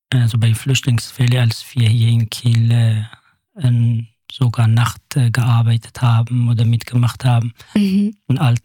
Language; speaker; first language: German; non-native, fluent; Kurdish